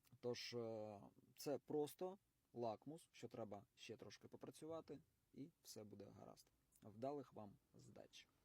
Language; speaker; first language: Ukrainian; non-native, local second language; Russian